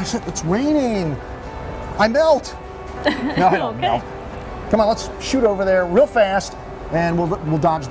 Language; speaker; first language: English; native; English